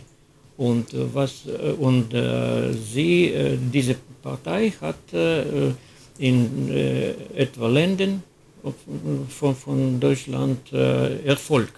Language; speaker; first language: German; non-native, learner; Russian